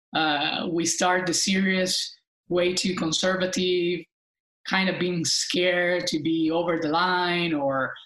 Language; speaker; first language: English; non-native, fluent; Italian